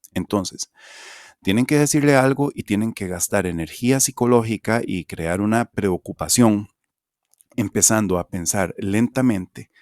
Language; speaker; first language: Spanish; native; Spanish